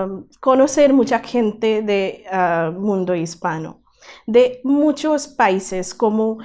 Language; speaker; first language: Spanish; non-native, learner; Bangla